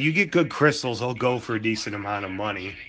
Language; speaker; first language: English; native; English